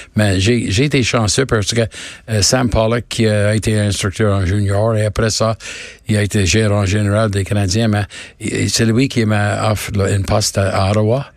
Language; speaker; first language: French; non-native, learner; English